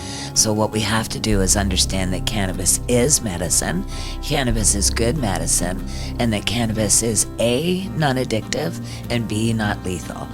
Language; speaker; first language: English; native; English